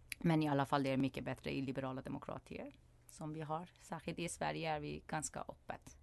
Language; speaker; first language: Swedish; non-native, fluent; Persian